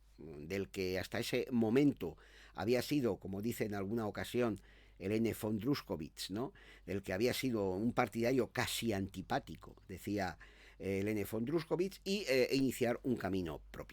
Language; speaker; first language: Spanish; native; Spanish